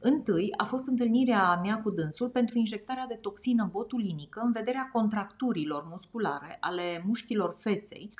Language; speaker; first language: Romanian; native; Romanian